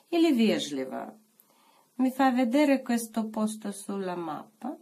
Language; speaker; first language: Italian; non-native, fluent; Russian